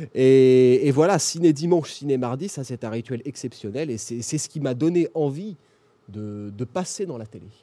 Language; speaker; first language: French; native; French